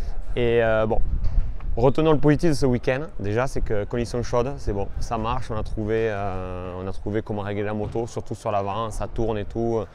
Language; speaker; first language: French; native; French